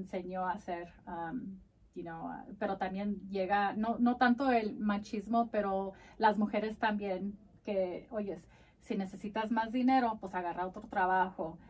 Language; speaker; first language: Spanish; early bilingual, heritage; Spanish